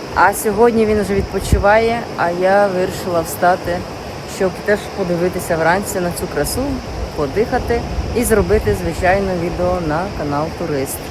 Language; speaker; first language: Ukrainian; native; Ukrainian